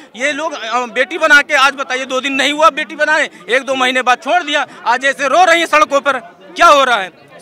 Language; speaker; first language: Hindi; native; Hindi